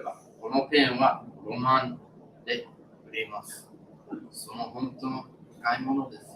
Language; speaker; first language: Japanese; non-native, learner; English